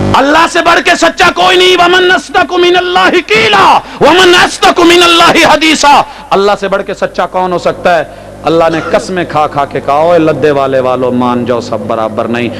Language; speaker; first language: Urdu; non-native, local second language; Punjabi